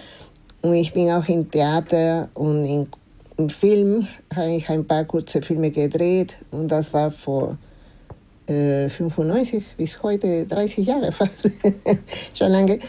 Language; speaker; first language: German; non-native, fluent; Spanish